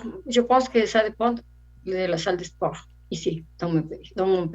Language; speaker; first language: French; non-native, learner; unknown